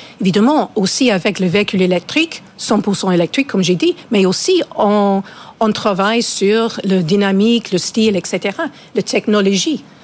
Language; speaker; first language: French; non-native, fluent; English